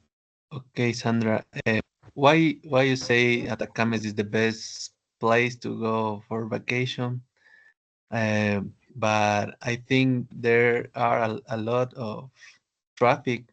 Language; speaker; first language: English; non-native, learner; Spanish